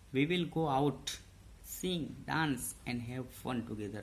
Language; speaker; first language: English; non-native, local second language; Gujarati